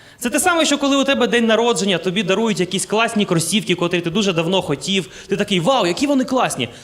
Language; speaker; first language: Ukrainian; non-native, local second language; Russian